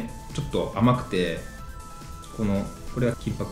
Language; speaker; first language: Japanese; native; Japanese